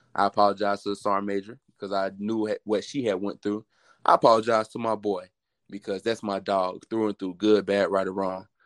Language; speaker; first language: English; native; English